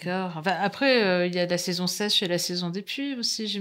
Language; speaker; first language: French; native; French